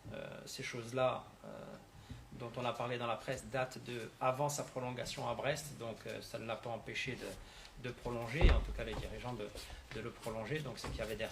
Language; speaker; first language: French; native; French